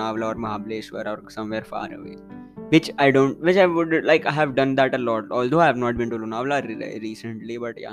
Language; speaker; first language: English; non-native, local second language; Hindi